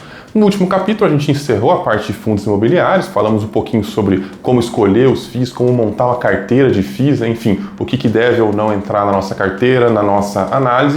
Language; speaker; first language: Portuguese; native; Portuguese